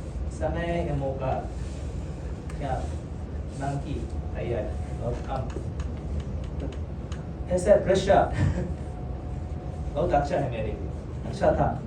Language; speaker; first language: Hindi; non-native, fluent; Japanese